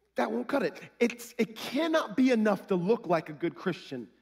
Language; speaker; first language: English; native; English